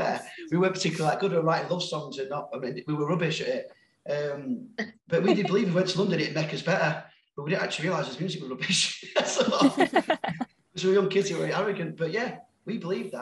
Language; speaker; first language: English; native; English